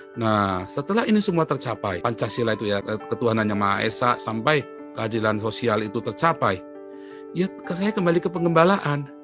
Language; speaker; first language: Indonesian; native; Indonesian